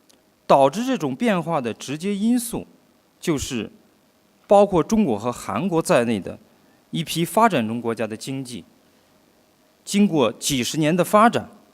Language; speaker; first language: Chinese; native; Chinese